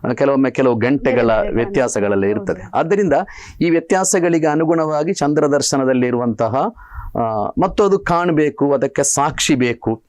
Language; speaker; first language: Kannada; non-native, local second language; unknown